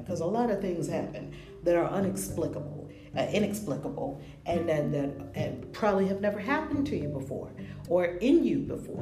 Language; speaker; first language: English; native; English